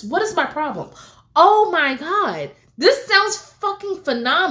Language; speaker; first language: English; native; English